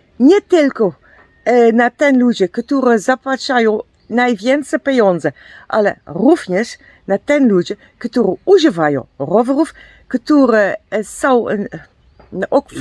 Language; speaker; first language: Polish; non-native, learner; Dutch